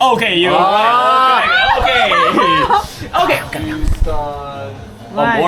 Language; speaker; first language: English; non-native, learner; Japanese